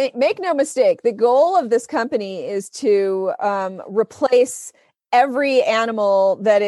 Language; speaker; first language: English; native; English